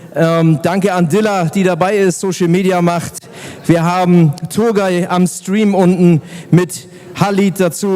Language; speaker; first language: German; native; German